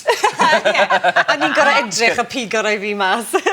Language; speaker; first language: Welsh; native; Welsh